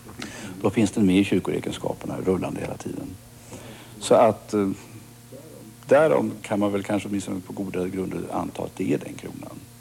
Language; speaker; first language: Swedish; native; Swedish